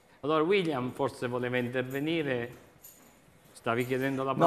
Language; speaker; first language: Italian; native; Italian